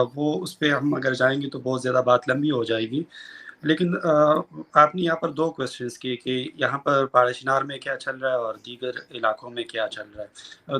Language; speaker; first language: Urdu; non-native, local second language; Pashto